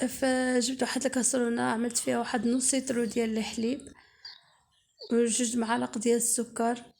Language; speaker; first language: Arabic; native; Arabic